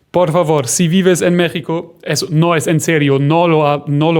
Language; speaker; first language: Spanish; non-native, fluent; German